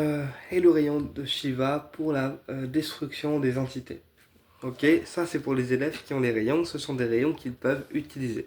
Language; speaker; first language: French; native; French